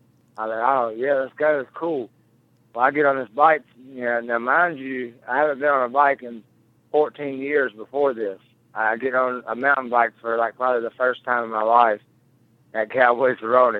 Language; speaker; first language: English; native; English